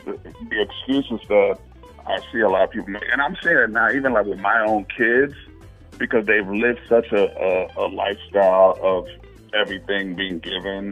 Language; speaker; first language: English; non-native, fluent; Haitian Creole